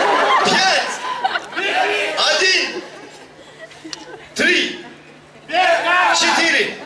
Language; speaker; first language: Russian; non-native, learner; Turkish